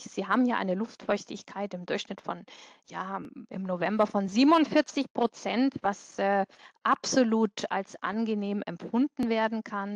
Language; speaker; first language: German; native; German